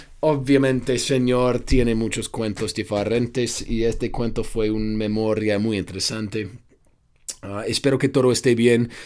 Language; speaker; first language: Spanish; non-native, fluent; English